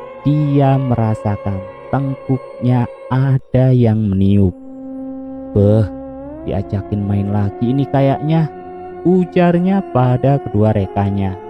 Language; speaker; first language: Indonesian; native; Indonesian